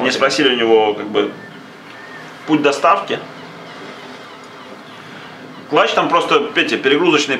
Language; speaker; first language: Russian; native; Russian